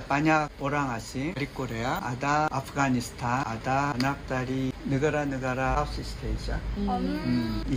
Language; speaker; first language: Indonesian; non-native, learner; Korean